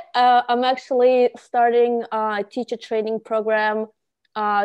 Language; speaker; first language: English; non-native, fluent; Russian